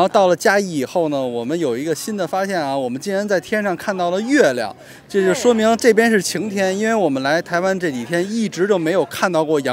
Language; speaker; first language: Chinese; native; Chinese